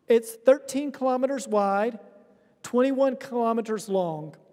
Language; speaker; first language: English; native; English